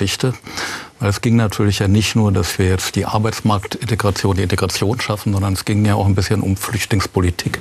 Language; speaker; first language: German; native; German